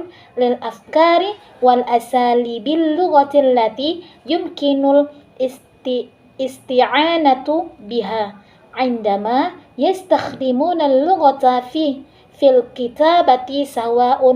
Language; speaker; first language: Arabic; non-native, learner; Indonesian